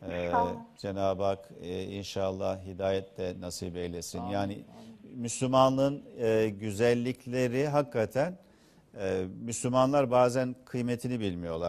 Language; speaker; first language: Turkish; native; Turkish